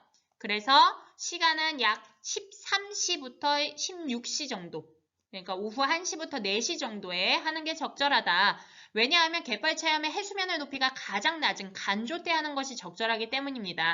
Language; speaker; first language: Korean; native; Korean